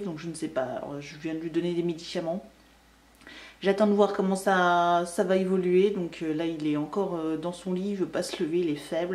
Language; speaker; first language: French; native; French